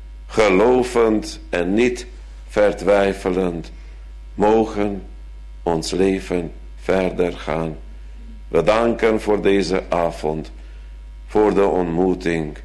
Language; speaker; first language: Dutch; non-native, fluent; Hungarian